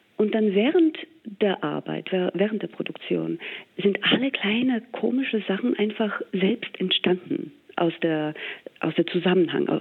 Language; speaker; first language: German; non-native, fluent; English